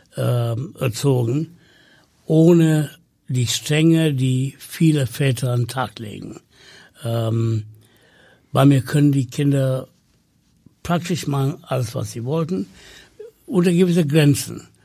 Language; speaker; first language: German; non-native, fluent; Tamil